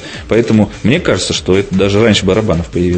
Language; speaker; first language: Russian; native; Russian